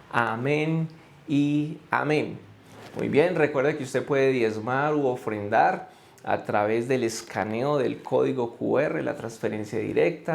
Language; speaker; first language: Spanish; native; Spanish